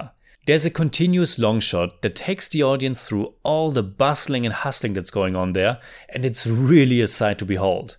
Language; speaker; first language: English; non-native, fluent; German